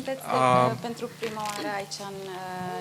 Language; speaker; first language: Romanian; early bilingual, heritage; Romanian